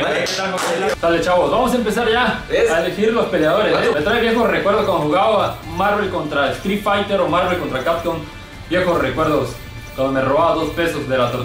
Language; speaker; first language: Spanish; native; Spanish